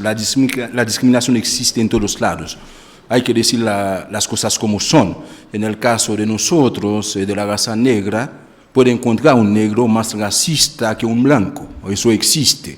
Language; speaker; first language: Spanish; non-native, fluent; Haitian Creole